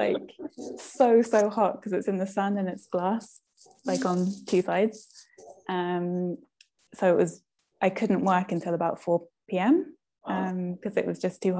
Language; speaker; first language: English; native; English